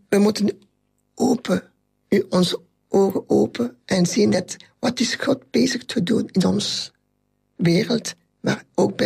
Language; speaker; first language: Dutch; non-native, local second language; French